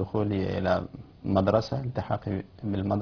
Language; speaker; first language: Arabic; non-native, fluent; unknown